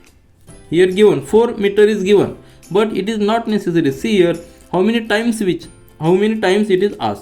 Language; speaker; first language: English; non-native, local second language; Marathi